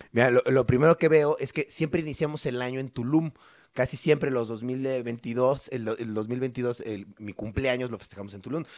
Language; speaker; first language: Spanish; native; Spanish